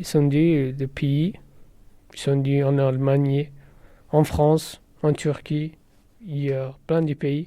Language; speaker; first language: French; non-native, learner; Persian